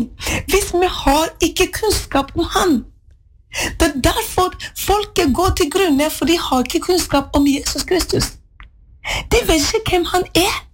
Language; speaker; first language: Norwegian; non-native, learner; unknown